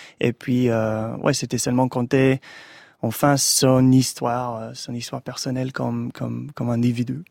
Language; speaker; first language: French; non-native, fluent; English